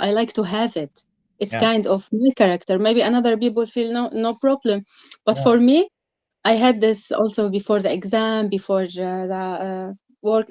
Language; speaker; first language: English; non-native, learner; Arabic